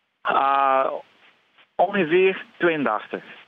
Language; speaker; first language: Dutch; non-native, learner; Portuguese